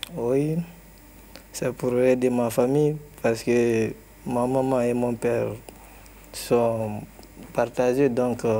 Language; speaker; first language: Spanish; non-native, learner; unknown